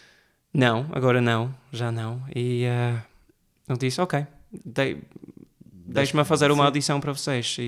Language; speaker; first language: Portuguese; early bilingual, heritage; Portuguese